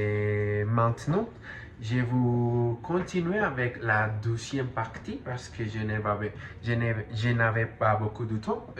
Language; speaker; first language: French; non-native, learner; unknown